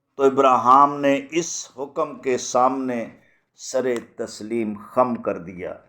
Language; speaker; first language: Urdu; non-native, local second language; Punjabi